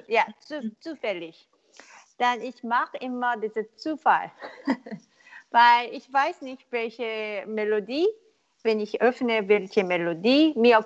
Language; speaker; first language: German; non-native, learner; Korean